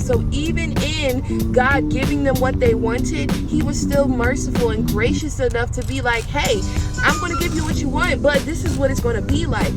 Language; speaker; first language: English; native; English